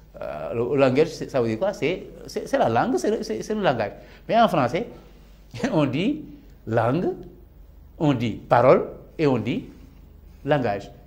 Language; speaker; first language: French; non-native, local second language; Serer